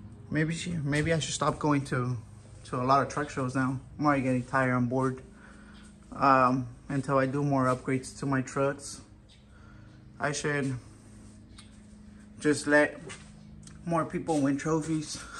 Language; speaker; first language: English; early bilingual, other home language; Spanish